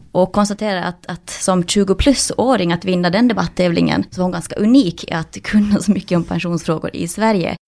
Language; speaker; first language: Swedish; native; Swedish